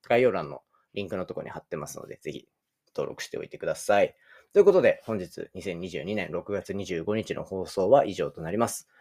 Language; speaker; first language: Japanese; native; Japanese